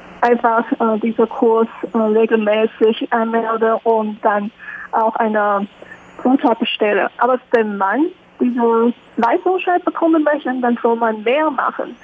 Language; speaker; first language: German; non-native, learner; Chinese